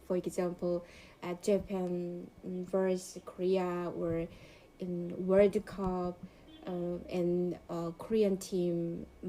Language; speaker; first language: English; non-native, learner; Korean